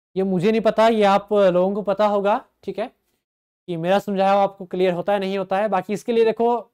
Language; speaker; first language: Hindi; native; Hindi